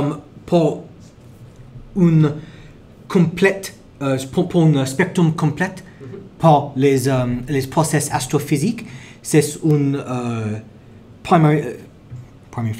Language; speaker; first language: French; non-native, learner; English